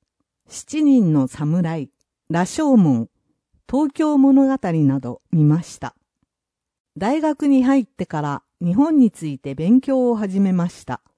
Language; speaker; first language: Japanese; non-native, fluent; English